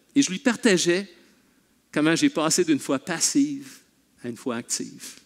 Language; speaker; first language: French; native; French